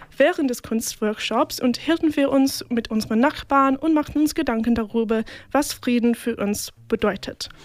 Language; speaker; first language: German; non-native, fluent; English